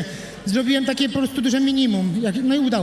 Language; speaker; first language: Polish; native; Polish